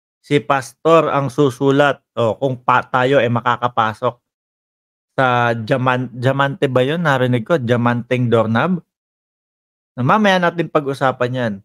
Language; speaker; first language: Filipino; native; Filipino